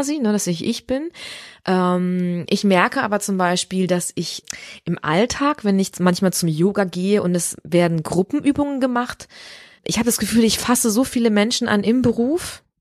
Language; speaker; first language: German; native; German